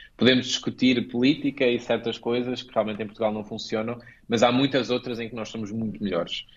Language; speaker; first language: Portuguese; native; Portuguese